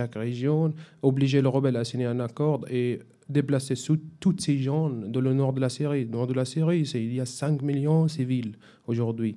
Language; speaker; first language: French; non-native, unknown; Arabic